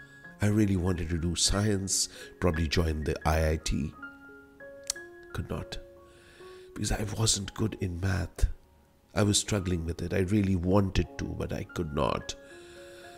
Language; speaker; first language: English; non-native, local second language; Hindi